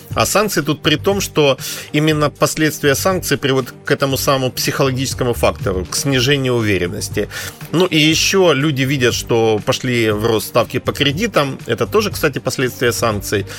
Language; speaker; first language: Russian; native; Russian